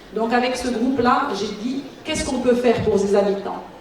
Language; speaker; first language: French; non-native, local second language; Arabic